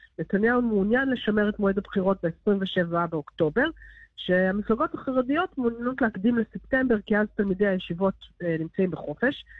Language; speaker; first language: Hebrew; native; Hebrew